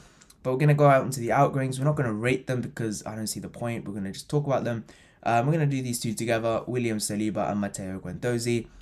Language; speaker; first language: English; native; English